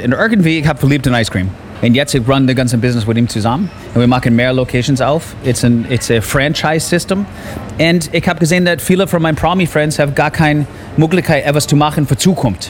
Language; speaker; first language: German; non-native, learner; English